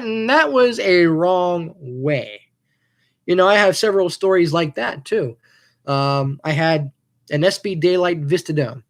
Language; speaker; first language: English; native; English